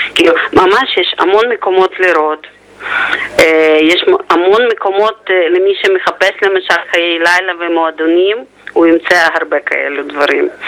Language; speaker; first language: Hebrew; non-native, fluent; Ukrainian